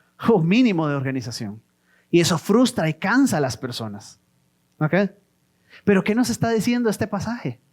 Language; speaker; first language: Spanish; native; Spanish